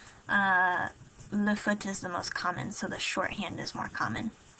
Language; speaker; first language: English; native; English